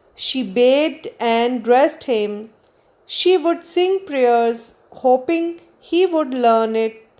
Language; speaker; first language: English; non-native, local second language; Punjabi